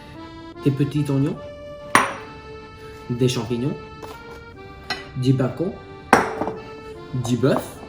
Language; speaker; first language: French; non-native, learner; English